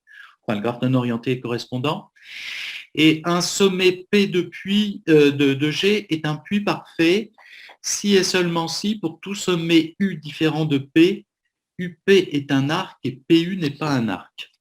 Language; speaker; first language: French; native; French